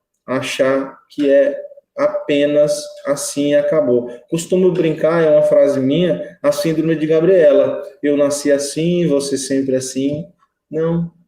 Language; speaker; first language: Portuguese; native; Portuguese